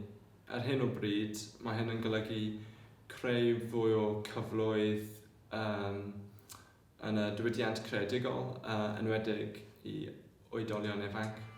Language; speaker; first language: Welsh; non-native, local second language; English